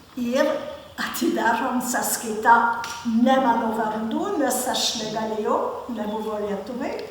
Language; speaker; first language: Lithuanian; non-native, fluent; German